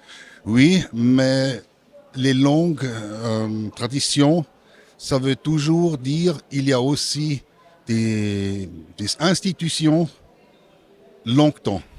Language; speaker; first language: French; non-native, local second language; German